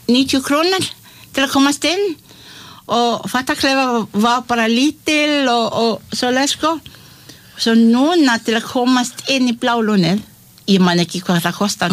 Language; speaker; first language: Icelandic; non-native, learner; Malay